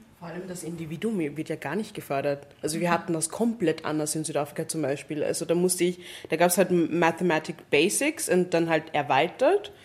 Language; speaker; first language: German; non-native, fluent; English